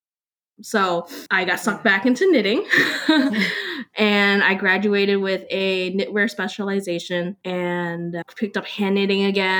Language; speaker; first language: English; early bilingual, other home language; Cantonese